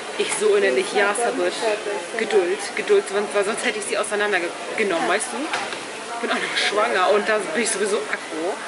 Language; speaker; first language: German; early bilingual, other home language; Turkish